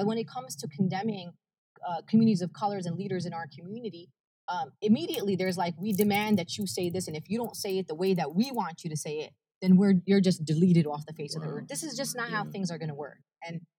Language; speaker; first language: English; early bilingual, other home language; Arabic